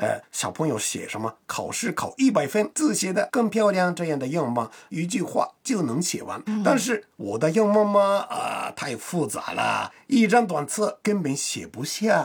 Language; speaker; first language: Chinese; non-native, fluent; Japanese